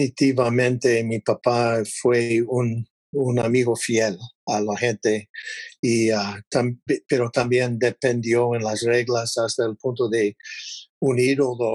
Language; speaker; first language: Spanish; non-native, fluent; English